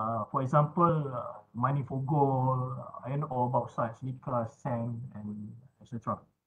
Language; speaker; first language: English; non-native, local second language; Malay